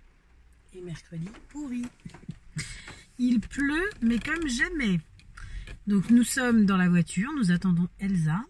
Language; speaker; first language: French; native; French